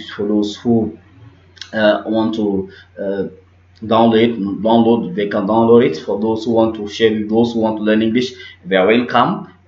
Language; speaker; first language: English; non-native, learner; French